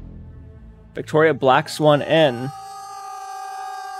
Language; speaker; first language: English; native; English